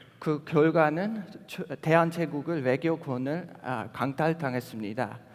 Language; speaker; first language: Korean; non-native, fluent; Dutch